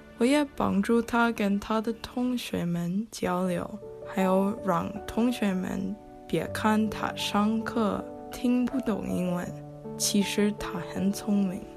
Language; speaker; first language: Chinese; non-native, learner; English